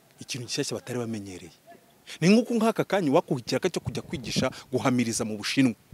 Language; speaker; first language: Kinyarwanda; early bilingual, heritage; Kinyarwanda